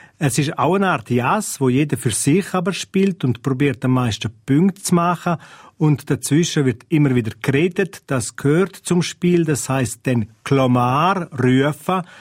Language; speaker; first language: German; non-native, local second language; Romansh